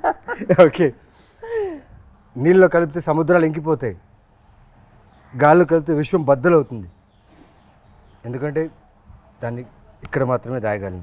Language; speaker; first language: Telugu; native; Telugu